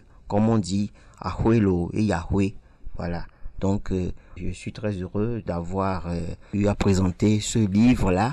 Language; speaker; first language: French; non-native, local second language; Ewe